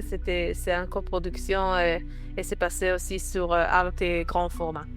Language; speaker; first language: French; non-native, learner; Hebrew